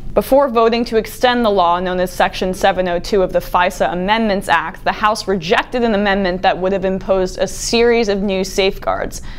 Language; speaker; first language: English; native; English